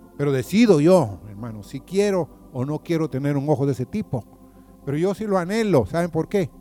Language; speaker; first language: Spanish; native; Spanish